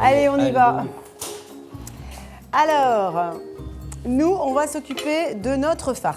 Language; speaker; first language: French; native; French